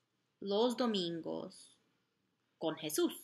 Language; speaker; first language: Spanish; non-native, fluent; English